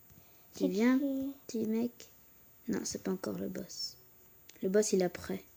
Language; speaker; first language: French; native; French